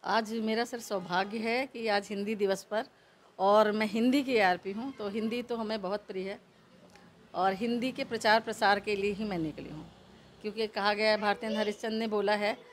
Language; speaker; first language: Hindi; native; Hindi